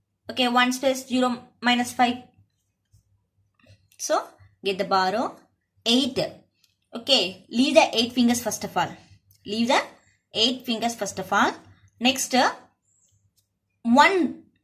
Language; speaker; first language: English; non-native, local second language; Tamil